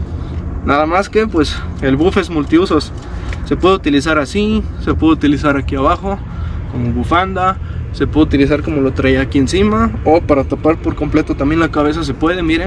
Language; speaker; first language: Spanish; native; Spanish